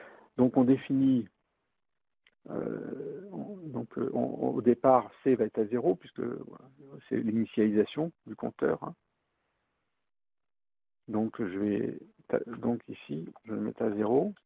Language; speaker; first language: French; native; French